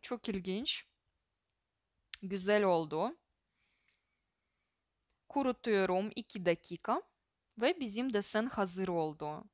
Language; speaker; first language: Turkish; non-native, fluent; Russian